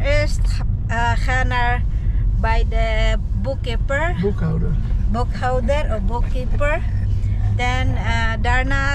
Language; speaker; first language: Dutch; non-native, learner; Filipino